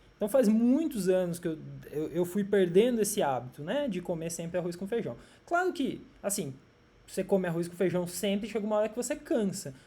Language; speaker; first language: Portuguese; native; Portuguese